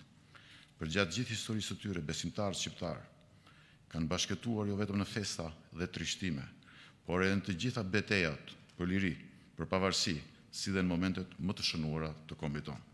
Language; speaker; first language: Albanian; native; Albanian